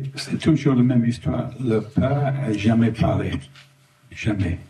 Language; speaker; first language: French; non-native, fluent; English